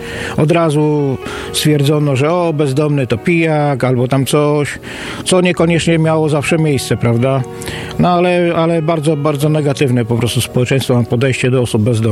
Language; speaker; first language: Polish; native; Polish